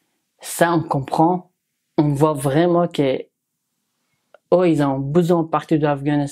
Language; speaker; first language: French; non-native, learner; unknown